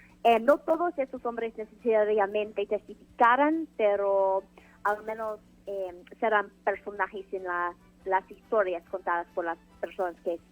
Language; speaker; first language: Spanish; non-native, fluent; English